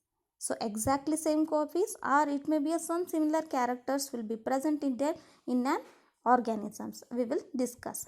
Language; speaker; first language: English; non-native, local second language; Kannada